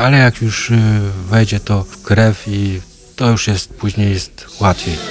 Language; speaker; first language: Polish; native; Polish